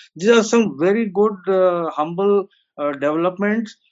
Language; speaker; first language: English; non-native, local second language; Hindi